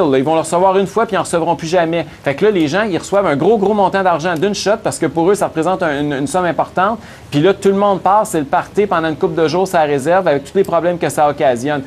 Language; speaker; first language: French; native; French